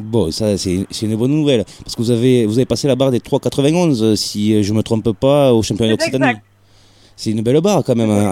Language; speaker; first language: French; native; French